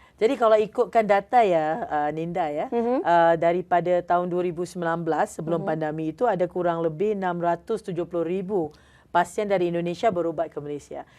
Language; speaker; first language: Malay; native; Malay